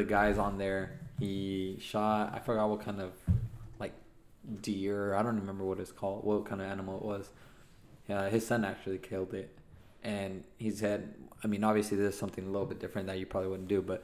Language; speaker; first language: English; non-native, fluent; Spanish